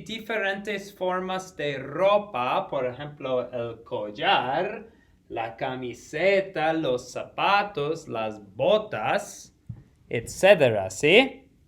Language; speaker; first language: Spanish; non-native, fluent; English